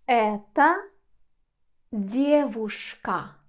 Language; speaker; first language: Russian; non-native, fluent; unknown